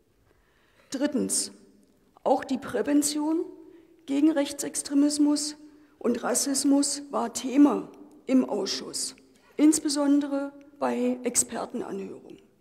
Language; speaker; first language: German; native; German